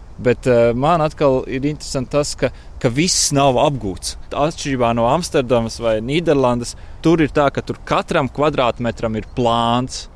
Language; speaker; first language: Latvian; native; Latvian